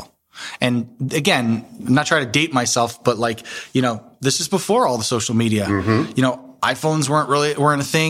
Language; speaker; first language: English; native; English